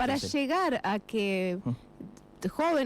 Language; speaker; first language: Spanish; native; Spanish